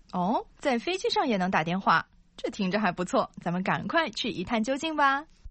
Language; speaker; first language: Chinese; native; Chinese